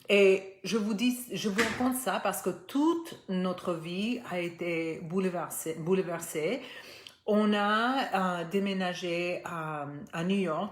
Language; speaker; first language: French; non-native, fluent; Spanish